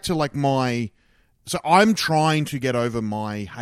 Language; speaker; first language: English; native; English